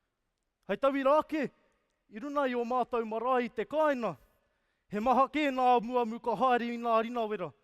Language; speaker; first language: Māori; non-native, fluent; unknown